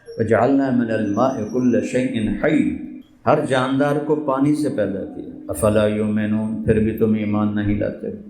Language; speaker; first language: Urdu; non-native, local second language; Punjabi